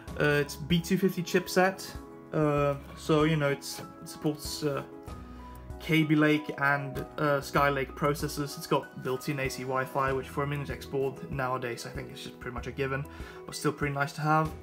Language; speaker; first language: English; non-native, fluent; Swedish